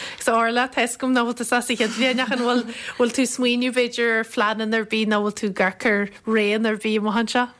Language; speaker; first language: Irish; native; Irish